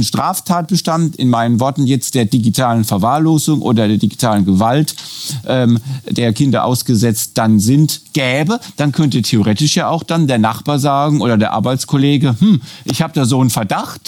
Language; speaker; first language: German; native; German